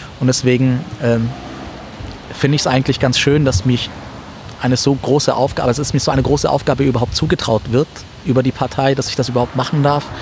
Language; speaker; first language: German; early bilingual, other home language; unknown